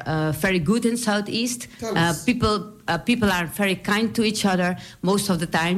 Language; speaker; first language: English; non-native, fluent; Dutch